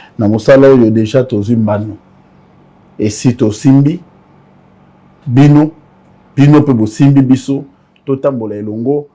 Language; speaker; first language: Lingala; native; Lingala